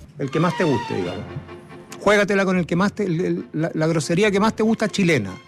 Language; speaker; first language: Spanish; native; Spanish